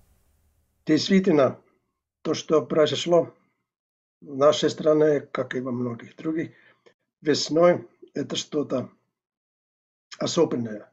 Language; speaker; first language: Russian; non-native, fluent; Finnish